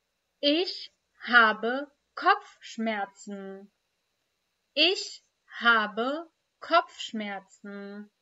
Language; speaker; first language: German; non-native, fluent; Urdu